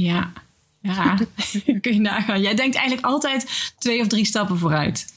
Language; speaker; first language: Dutch; native; Dutch